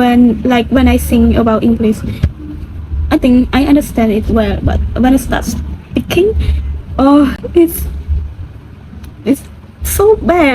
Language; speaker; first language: English; non-native, learner; Khmer